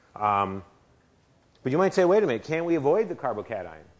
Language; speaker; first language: English; native; English